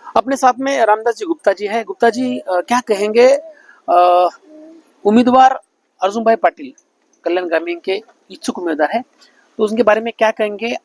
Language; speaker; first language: Hindi; non-native, local second language; Marathi